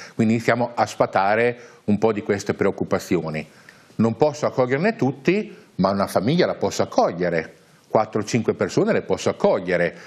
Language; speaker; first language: Italian; native; Italian